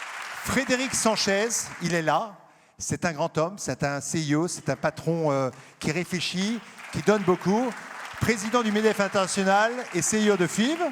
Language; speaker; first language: French; native; French